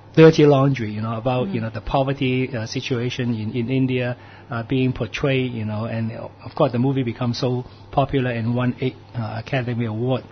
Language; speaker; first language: English; non-native, local second language; Cantonese